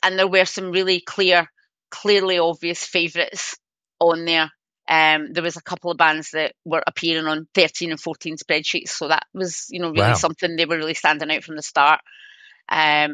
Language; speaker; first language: English; native; English